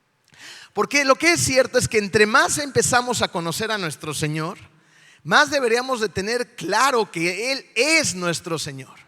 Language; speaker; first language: Spanish; native; Spanish